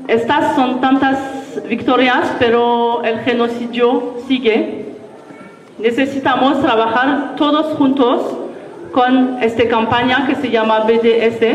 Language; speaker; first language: Spanish; non-native, learner; French